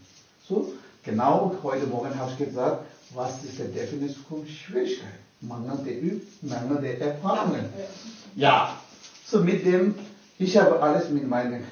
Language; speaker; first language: German; non-native, learner; Tibetan